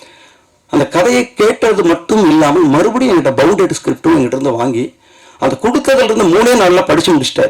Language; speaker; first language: Tamil; native; Tamil